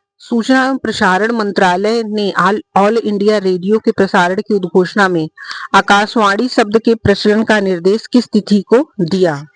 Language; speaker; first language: Hindi; native; Hindi